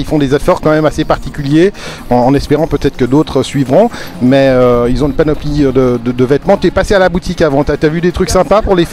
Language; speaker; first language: French; native; French